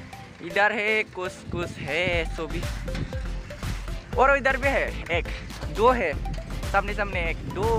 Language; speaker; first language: Hindi; non-native, local second language; Bodo